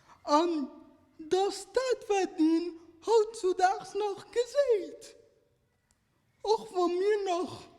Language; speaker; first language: German; non-native, local second language; Luxembourgish